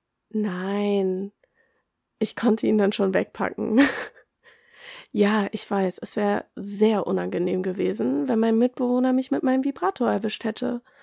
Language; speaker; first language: German; early bilingual, other home language; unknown